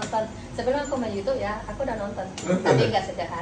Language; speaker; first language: Indonesian; native; Indonesian